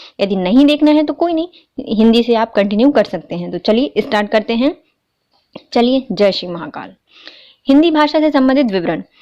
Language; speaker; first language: Hindi; native; Hindi